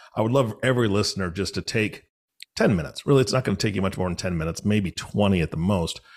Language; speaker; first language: English; native; English